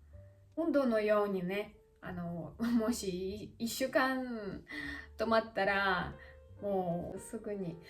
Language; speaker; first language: Japanese; non-native, learner; Russian